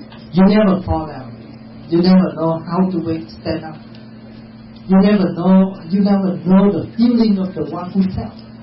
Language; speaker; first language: English; non-native, fluent; Vietnamese